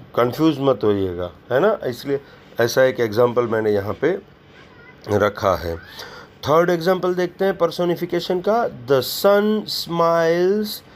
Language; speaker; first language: Hindi; non-native, local second language; Gujarati